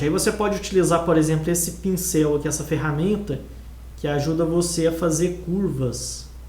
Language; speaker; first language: Portuguese; native; Portuguese